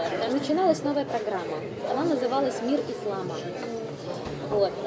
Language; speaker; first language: Russian; native; Russian